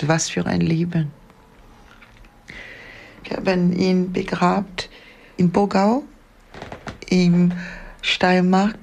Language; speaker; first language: German; non-native, fluent; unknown